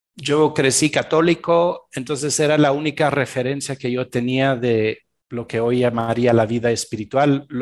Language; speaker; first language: Spanish; non-native, fluent; French